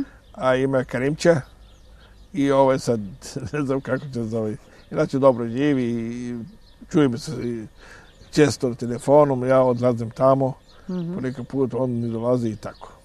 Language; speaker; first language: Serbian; non-native, fluent; Arabic